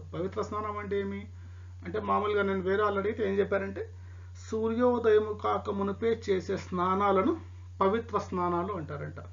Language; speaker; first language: Telugu; non-native, local second language; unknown